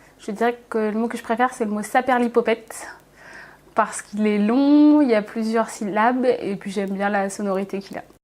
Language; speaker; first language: French; native; French